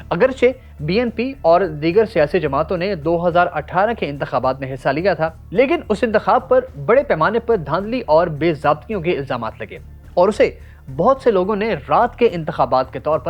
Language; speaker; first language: Urdu; native; Urdu